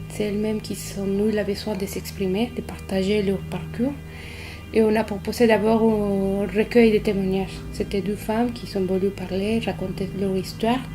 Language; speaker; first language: French; non-native, fluent; Spanish